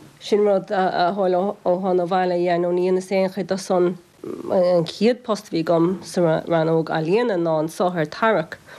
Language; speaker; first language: Irish; native; Irish